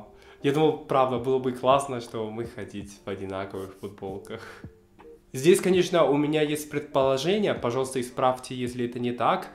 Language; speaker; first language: Russian; non-native, fluent; Spanish